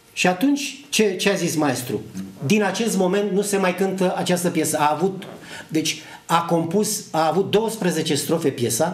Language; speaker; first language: Romanian; native; Romanian